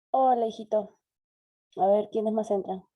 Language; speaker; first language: Spanish; native; Spanish